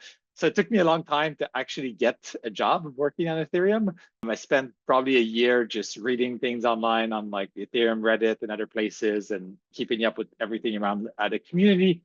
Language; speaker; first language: English; native; English